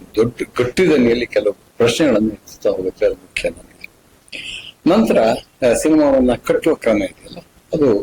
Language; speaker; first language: Kannada; native; Kannada